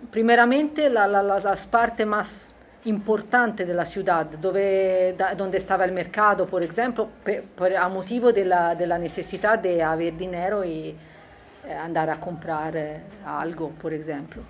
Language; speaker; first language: Spanish; non-native, learner; Italian